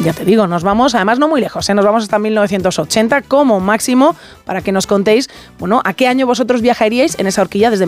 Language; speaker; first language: Spanish; native; Spanish